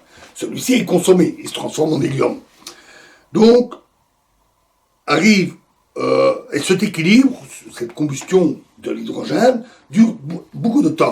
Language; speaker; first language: French; native; French